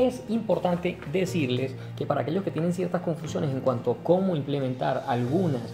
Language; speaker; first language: Spanish; native; Spanish